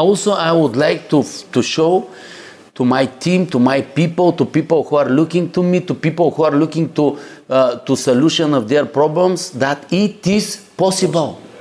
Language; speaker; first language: English; non-native, learner; Bulgarian